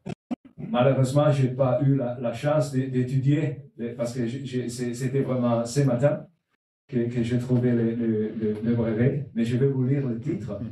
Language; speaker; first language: French; non-native, learner; Italian